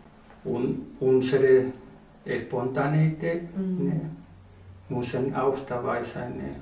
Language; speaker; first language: German; non-native, learner; Spanish